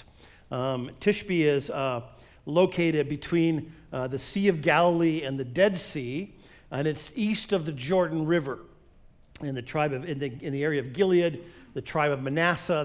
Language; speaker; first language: English; native; English